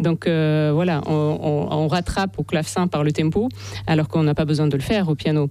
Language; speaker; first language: French; non-native, fluent; Russian